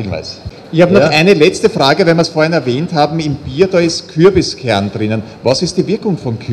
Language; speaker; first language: German; native; German